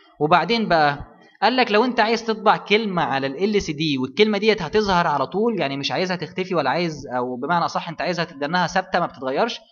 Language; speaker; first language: Arabic; native; Arabic